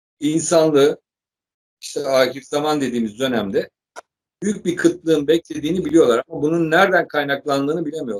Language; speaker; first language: Turkish; native; Turkish